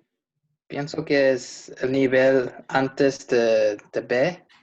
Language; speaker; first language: Spanish; non-native, learner; English